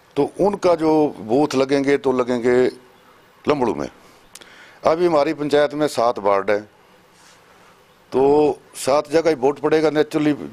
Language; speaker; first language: Hindi; native; Hindi